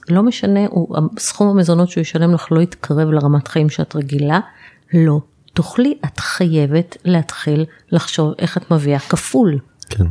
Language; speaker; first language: Hebrew; native; Hebrew